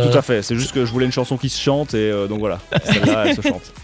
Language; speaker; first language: French; native; French